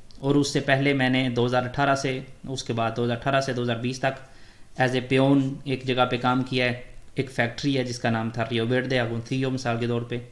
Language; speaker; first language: Urdu; native; Urdu